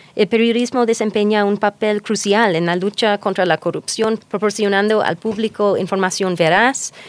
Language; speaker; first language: Spanish; non-native, fluent; English